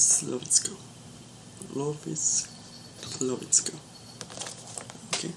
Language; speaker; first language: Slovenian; non-native, learner; English